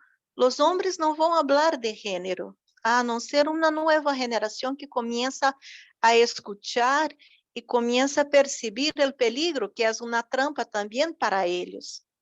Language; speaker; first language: Spanish; non-native, fluent; Portuguese